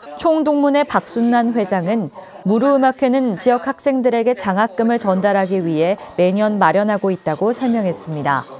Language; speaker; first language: Korean; native; Korean